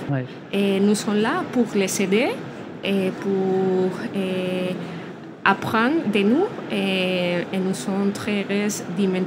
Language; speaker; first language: French; non-native, learner; Spanish